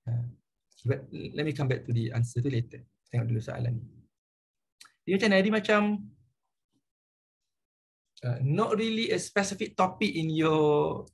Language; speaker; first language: English; non-native, local second language; Malay